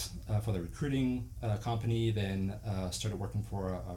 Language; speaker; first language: English; non-native, fluent; French